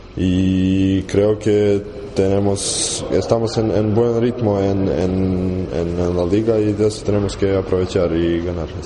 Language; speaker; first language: Spanish; non-native, learner; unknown